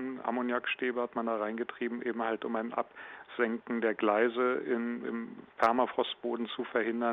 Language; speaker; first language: German; native; German